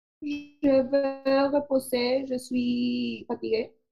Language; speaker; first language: French; non-native, learner; Spanish